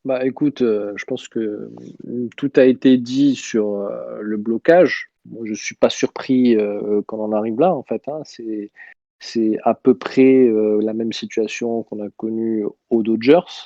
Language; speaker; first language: French; native; French